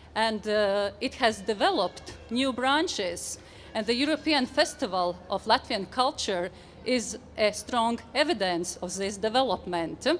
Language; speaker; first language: English; non-native, fluent; Latvian